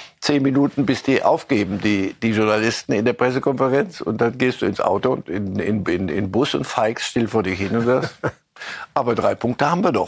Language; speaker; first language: German; native; German